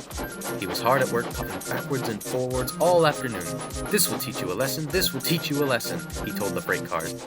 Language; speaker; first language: English; native; English